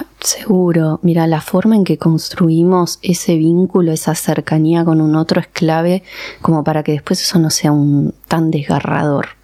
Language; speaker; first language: Spanish; early bilingual, other home language; Persian